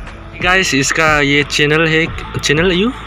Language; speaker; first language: Hindi; non-native, learner; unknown